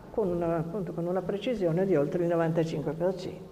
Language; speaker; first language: Italian; native; Italian